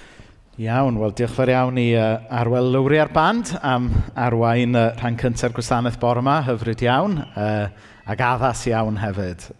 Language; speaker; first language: Welsh; native; Welsh